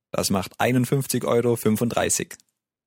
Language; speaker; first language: German; non-native, fluent; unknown